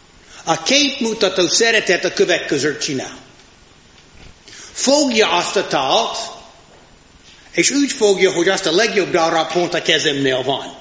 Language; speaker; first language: Hungarian; non-native, fluent; English